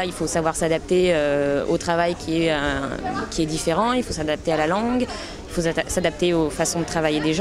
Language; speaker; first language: French; native; French